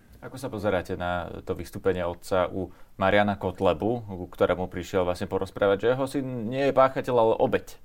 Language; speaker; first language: Slovak; native; Slovak